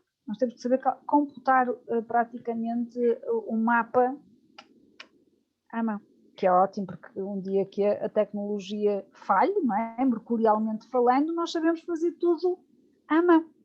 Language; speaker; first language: Portuguese; native; Portuguese